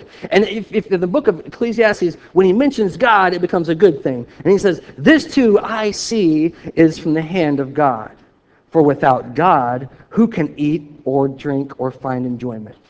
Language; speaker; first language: English; native; English